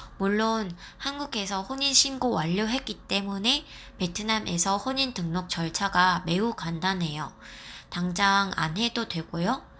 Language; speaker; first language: Korean; non-native, fluent; Vietnamese